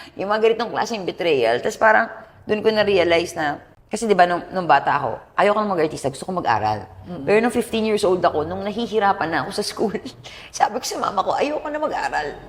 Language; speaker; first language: Filipino; native; Filipino